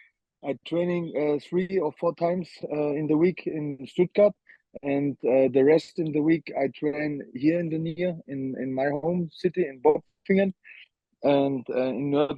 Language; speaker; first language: English; non-native, learner; German